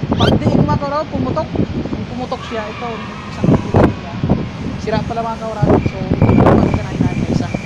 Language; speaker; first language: Filipino; non-native, local second language; Bikol